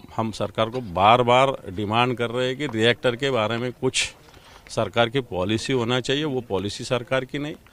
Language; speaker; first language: Hindi; non-native, local second language; Marathi